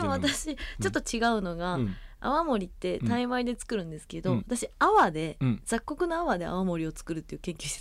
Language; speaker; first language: Japanese; native; Japanese